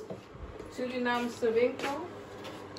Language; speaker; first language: Dutch; non-native, local second language; Caribbean Hindustani